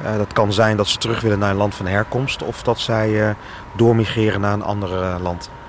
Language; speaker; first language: Dutch; early bilingual, other home language; Lingala